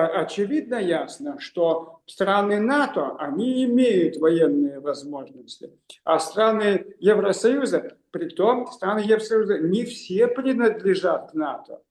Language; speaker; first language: Russian; non-native, local second language; Lithuanian